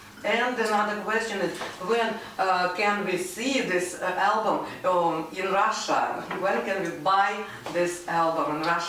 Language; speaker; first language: English; non-native, fluent; Russian